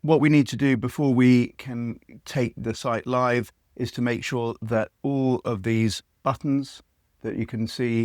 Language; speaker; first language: English; native; English